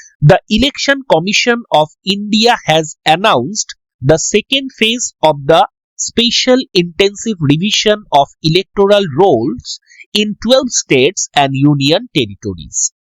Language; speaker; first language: English; non-native, local second language; Bangla